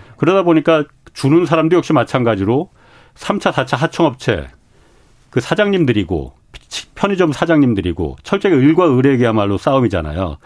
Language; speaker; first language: Korean; native; Korean